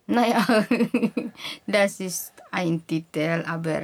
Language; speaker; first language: German; non-native, fluent; Indonesian